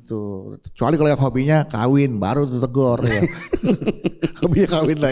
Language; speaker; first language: Indonesian; native; Indonesian